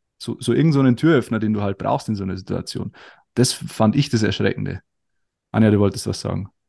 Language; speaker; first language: German; native; German